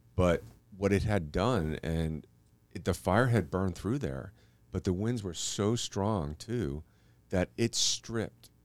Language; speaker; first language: English; native; English